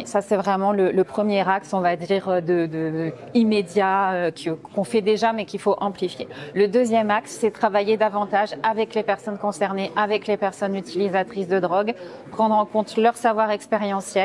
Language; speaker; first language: French; native; French